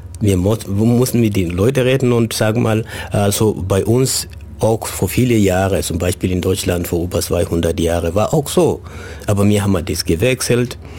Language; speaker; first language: German; non-native, fluent; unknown